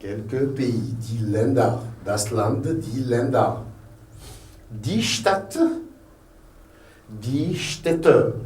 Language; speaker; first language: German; non-native, fluent; Arabic